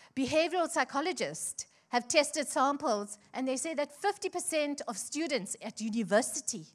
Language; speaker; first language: English; native; English